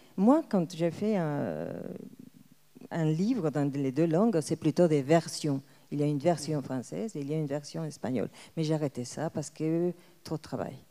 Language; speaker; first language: French; non-native, fluent; Spanish